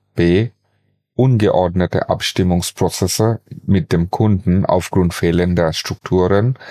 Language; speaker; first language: German; non-native, fluent; Bangla